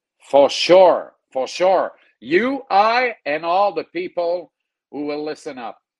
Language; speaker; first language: English; non-native, fluent; French